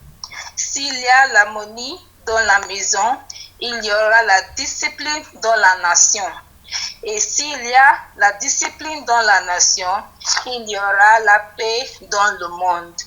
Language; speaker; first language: French; non-native, fluent; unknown